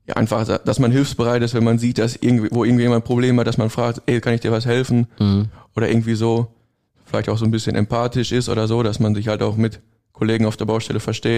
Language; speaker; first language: German; native; German